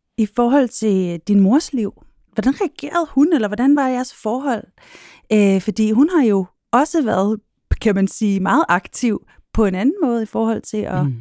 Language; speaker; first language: Danish; native; Danish